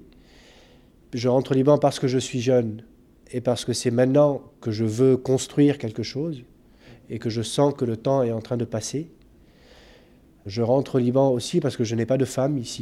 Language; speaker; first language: French; non-native, local second language; Arabic